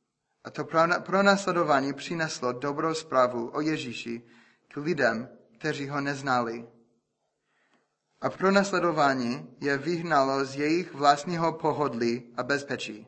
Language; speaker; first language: Czech; non-native, fluent; English